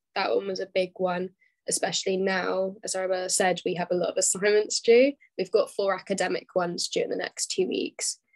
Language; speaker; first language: English; native; English